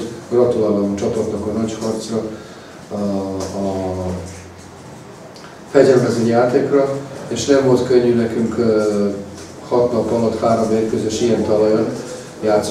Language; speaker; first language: Hungarian; non-native, fluent; Serbian